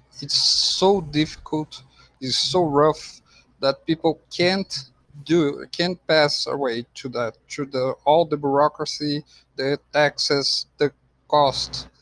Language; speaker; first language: English; non-native, fluent; Portuguese